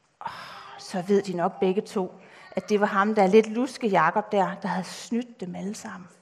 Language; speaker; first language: Danish; native; Danish